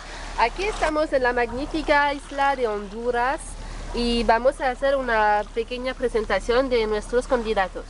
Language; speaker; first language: Spanish; non-native, learner; French